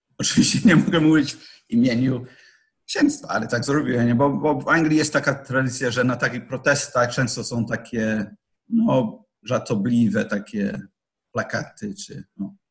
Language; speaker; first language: Polish; non-native, fluent; English